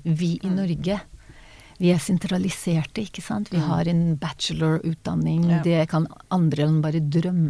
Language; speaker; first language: Norwegian; non-native, fluent; Hebrew